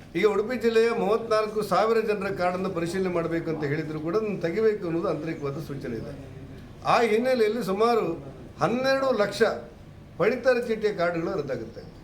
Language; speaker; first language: Kannada; native; Kannada